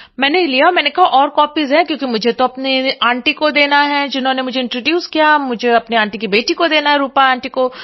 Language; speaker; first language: Hindi; non-native, local second language; Bangla